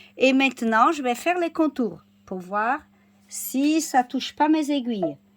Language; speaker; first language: French; non-native, fluent; Portuguese